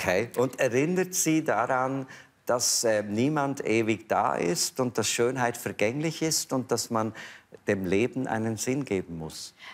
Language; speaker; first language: German; native; German